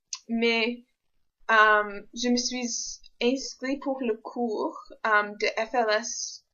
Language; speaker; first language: French; non-native, local second language; English